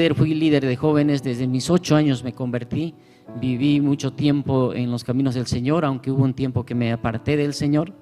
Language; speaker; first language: Spanish; native; Spanish